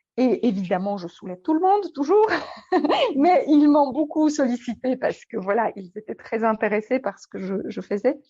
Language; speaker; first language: French; non-native, fluent; Polish